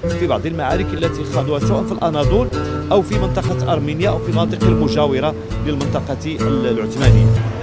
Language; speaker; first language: Arabic; native; Arabic